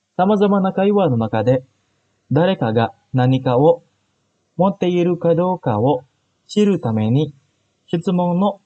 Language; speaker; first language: Japanese; non-native, fluent; Indonesian